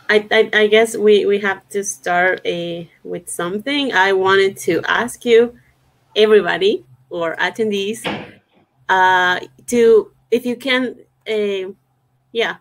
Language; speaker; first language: English; non-native, fluent; Spanish